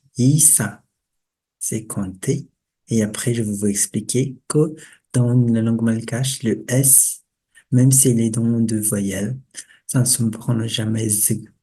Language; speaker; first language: French; non-native, local second language; Malagasy